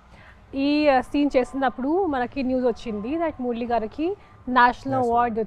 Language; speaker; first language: Telugu; non-native, fluent; Hindi